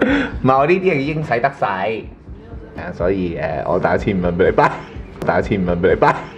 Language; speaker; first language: Chinese; native; Chinese